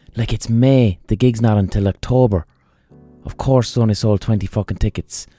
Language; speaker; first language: English; native; English